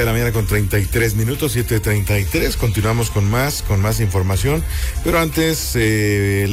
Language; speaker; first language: Spanish; native; Spanish